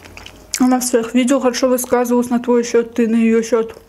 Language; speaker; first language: Russian; native; Russian